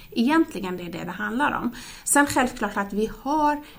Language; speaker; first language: Swedish; non-native, fluent; Persian